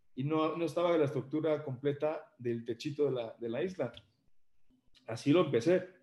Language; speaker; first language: Spanish; native; Spanish